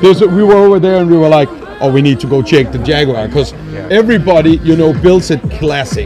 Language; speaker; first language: English; non-native, fluent; Danish